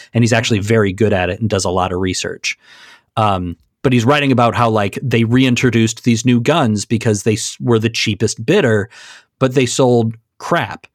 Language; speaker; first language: English; native; English